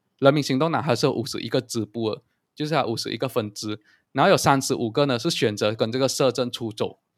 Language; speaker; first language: Chinese; native; Chinese